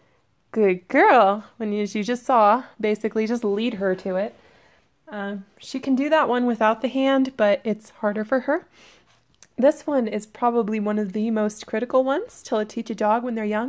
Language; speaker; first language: English; native; English